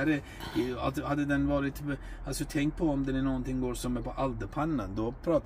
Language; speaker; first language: Swedish; non-native, fluent; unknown